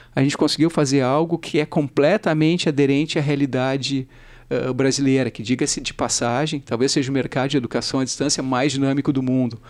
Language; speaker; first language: Portuguese; native; Portuguese